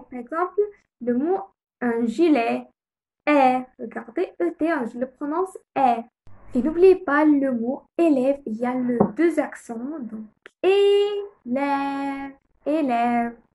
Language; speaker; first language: French; non-native, fluent; Arabic